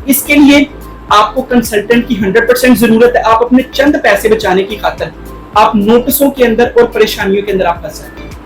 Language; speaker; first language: Urdu; non-native, local second language; Punjabi